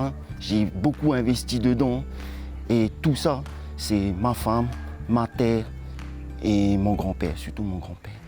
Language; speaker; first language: French; non-native, local second language; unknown